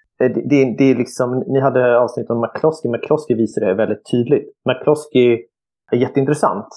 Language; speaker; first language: Swedish; native; Swedish